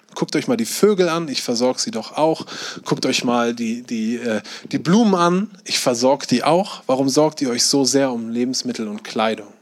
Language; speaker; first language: German; native; German